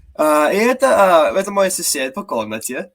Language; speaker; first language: Russian; non-native, learner; English